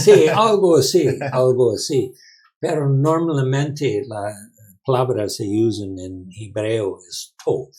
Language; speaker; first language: Spanish; non-native, learner; English